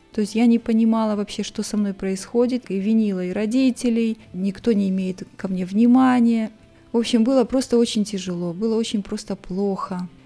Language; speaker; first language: Russian; native; Russian